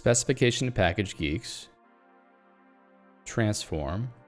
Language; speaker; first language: English; native; English